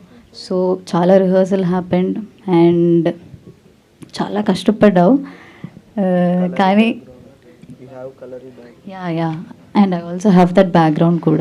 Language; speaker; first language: Telugu; non-native, learner; Malayalam